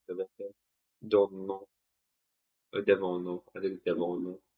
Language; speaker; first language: Italian; non-native, learner; English